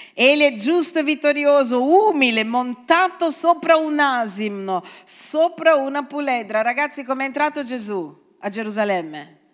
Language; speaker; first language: Italian; non-native, fluent; Portuguese